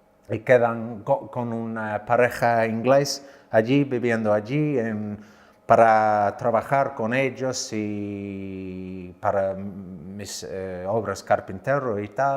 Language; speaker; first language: Spanish; non-native, learner; English